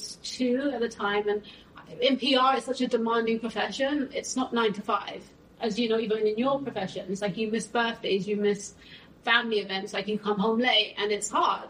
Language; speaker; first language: English; native; English